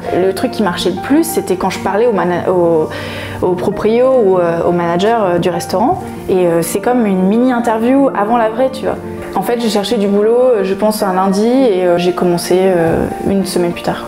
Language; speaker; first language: French; native; French